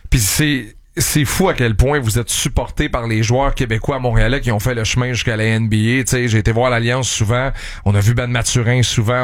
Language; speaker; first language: French; native; French